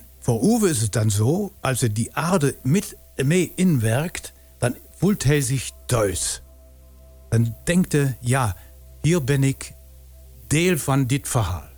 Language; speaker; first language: Dutch; non-native, fluent; German